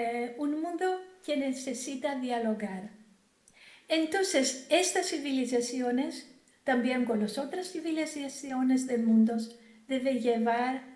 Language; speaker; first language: Spanish; non-native, fluent; Greek